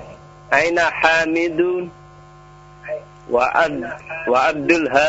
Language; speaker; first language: Arabic; non-native, learner; Indonesian